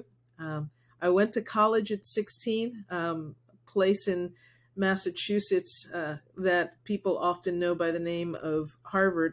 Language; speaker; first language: English; early bilingual, other home language; Spanish